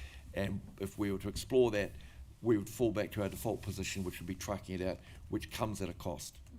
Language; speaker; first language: English; native; English